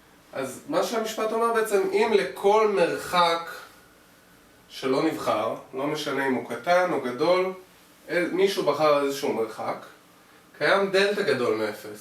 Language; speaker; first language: Hebrew; native; Hebrew